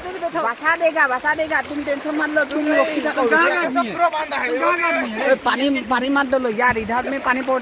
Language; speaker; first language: Hindi; non-native, local second language; Assamese